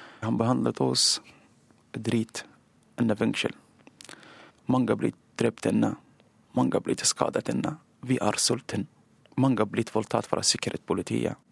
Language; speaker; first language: Norwegian; non-native, learner; Arabic